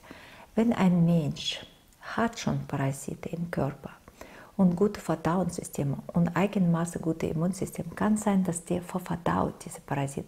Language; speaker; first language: German; non-native, fluent; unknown